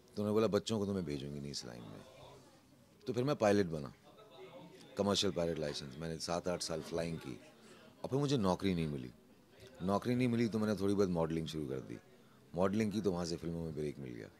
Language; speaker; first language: Hindi; native; Hindi